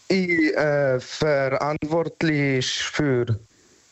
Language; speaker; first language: German; non-native, learner; Polish